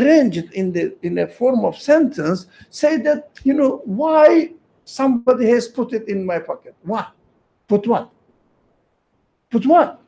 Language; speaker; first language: English; non-native, fluent; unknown